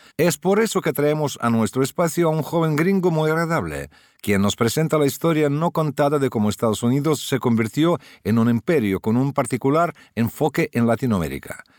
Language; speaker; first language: Spanish; native; Spanish